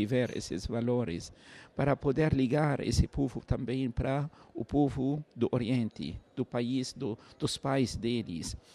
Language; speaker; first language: Portuguese; non-native, fluent; Arabic